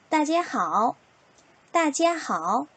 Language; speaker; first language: Chinese; non-native, fluent; Korean